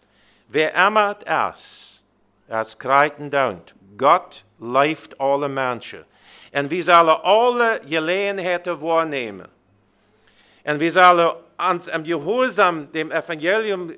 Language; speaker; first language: German; early bilingual, heritage; Plautdietsch